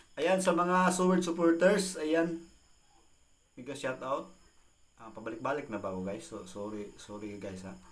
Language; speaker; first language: Filipino; non-native, local second language; Cebuano